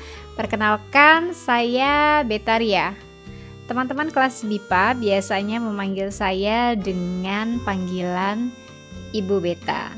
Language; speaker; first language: Indonesian; native; Indonesian